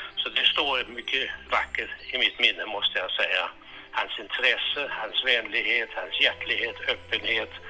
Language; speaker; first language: Swedish; early bilingual, heritage; Swedish